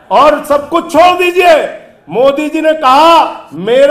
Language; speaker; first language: Hindi; native; Hindi